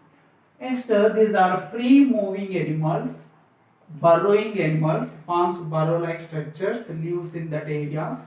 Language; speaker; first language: English; non-native, local second language; Telugu